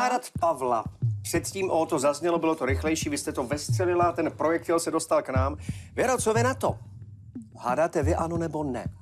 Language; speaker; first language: Czech; native; Czech